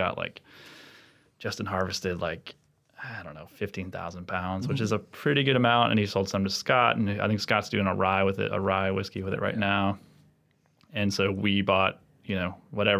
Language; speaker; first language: English; native; English